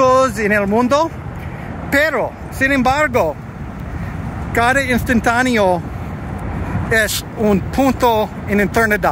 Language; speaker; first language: Spanish; non-native, learner; English